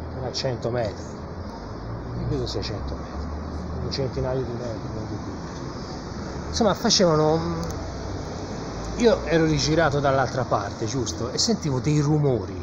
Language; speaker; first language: Italian; native; Italian